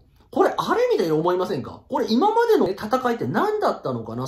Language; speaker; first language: Japanese; native; Japanese